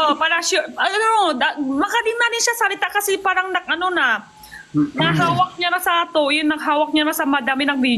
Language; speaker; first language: Filipino; non-native, learner; Chinese